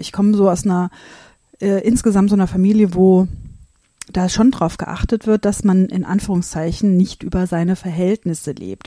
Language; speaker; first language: German; native; German